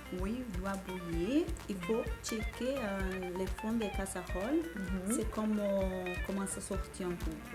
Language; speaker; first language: French; non-native, learner; Portuguese